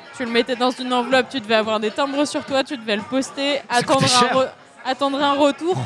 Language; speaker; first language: French; native; French